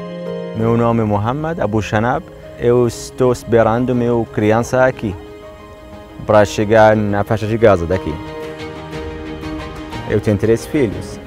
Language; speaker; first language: Portuguese; non-native, learner; Arabic